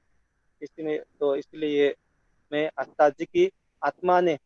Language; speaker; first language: Hindi; non-native, local second language; Manipuri